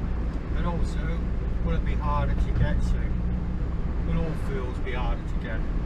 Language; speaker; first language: English; native; English